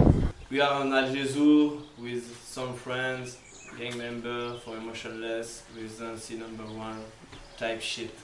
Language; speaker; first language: English; non-native, learner; French